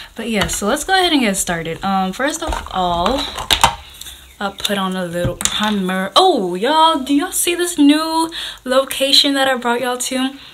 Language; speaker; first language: English; native; English